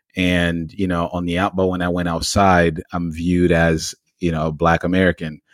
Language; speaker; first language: English; early bilingual, other home language; Lingala